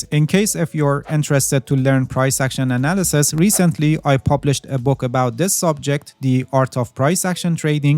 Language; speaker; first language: English; non-native, fluent; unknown